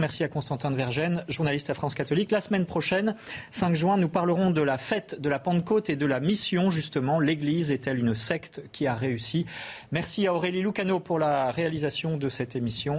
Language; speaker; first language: French; native; French